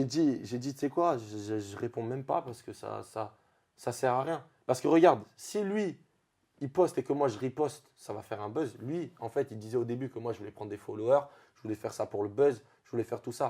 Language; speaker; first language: French; native; French